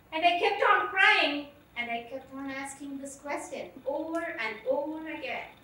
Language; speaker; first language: English; non-native, local second language; Malayalam